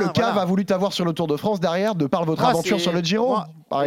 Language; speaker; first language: French; native; French